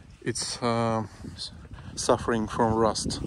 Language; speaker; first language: English; non-native, learner; Russian